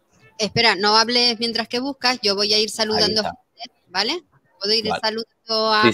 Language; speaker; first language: Spanish; native; Spanish